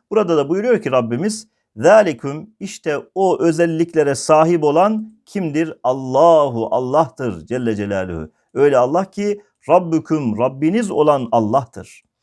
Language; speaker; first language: Turkish; native; Turkish